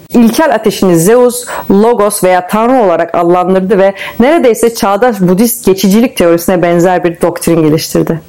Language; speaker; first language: Turkish; native; Turkish